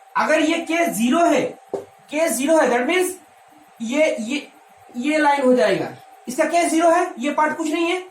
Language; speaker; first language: Hindi; non-native, local second language; Bangla